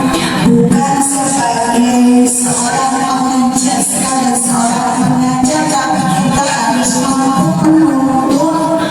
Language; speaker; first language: Indonesian; native; Indonesian